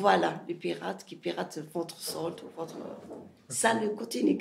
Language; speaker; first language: French; non-native, learner; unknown